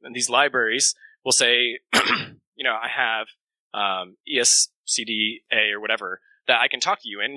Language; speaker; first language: English; native; English